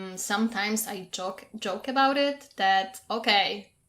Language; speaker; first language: English; non-native, fluent; Polish